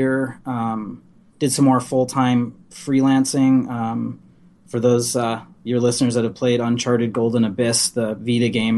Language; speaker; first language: English; native; English